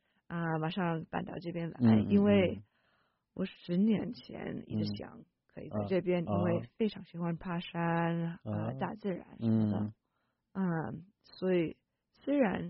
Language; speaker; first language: Chinese; non-native, fluent; English